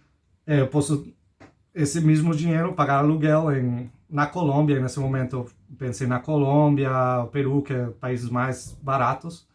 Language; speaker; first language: Portuguese; non-native, fluent; Spanish